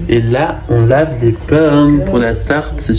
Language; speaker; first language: French; native; French